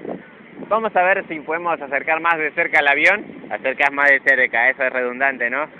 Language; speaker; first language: Spanish; native; Spanish